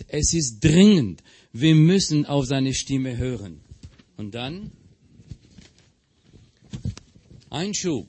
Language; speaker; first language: German; non-native, fluent; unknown